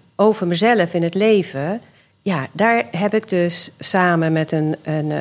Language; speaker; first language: Dutch; early bilingual, other home language; Swedish